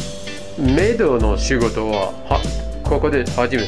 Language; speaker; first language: Japanese; non-native, fluent; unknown